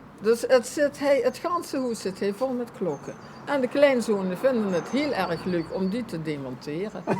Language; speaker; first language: Dutch; non-native, local second language; Limburgish